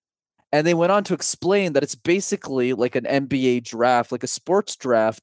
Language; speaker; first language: English; native; English